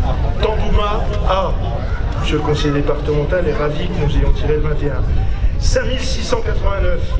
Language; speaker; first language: French; native; French